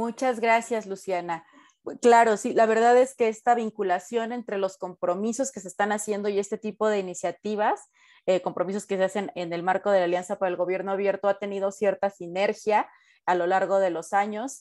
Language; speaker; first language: Spanish; native; Spanish